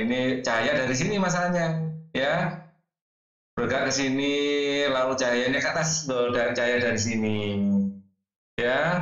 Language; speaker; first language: Indonesian; native; Indonesian